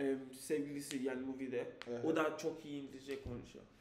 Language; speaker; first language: Turkish; non-native, learner; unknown